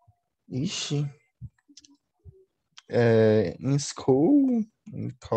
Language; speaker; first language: English; non-native, learner; Portuguese